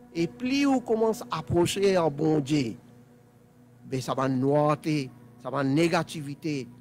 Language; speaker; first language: French; non-native, learner; Telugu